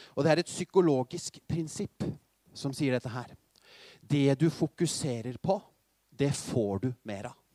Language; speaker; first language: Norwegian; native; Norwegian